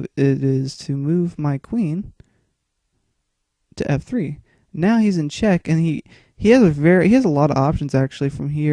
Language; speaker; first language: English; native; English